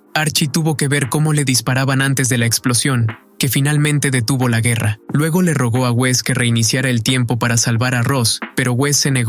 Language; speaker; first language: Spanish; native; Spanish